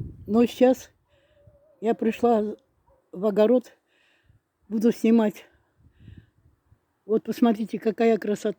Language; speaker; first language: Russian; non-native, fluent; Azerbaijani